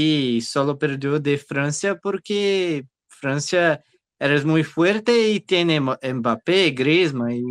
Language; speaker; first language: Spanish; non-native, learner; Portuguese